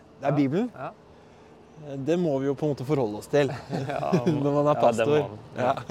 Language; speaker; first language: Norwegian; native; Norwegian